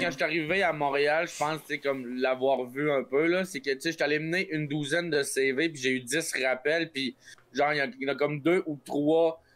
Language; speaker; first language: French; native; French